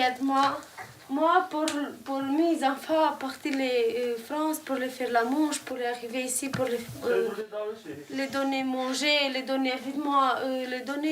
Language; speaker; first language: French; non-native, learner; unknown